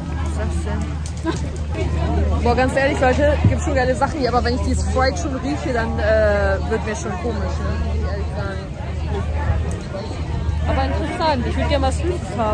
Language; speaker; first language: German; native; German